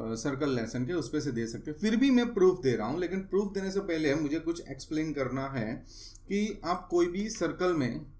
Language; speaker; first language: Hindi; non-native, local second language; Gujarati